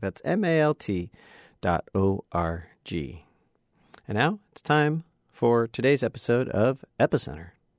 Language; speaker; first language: English; native; English